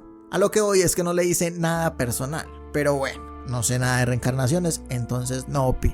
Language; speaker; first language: Spanish; native; Spanish